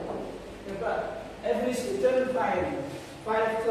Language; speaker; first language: English; non-native, learner; Indonesian